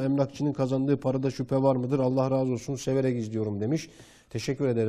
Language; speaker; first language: Turkish; native; Turkish